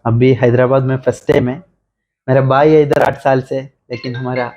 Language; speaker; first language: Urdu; non-native, local second language; Malayalam